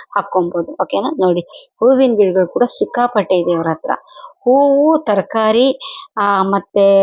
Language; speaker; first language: Kannada; non-native, local second language; Telugu